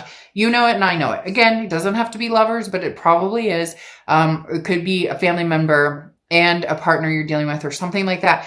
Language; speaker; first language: English; native; English